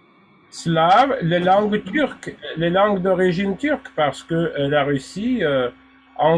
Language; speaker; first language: French; non-native, fluent; Russian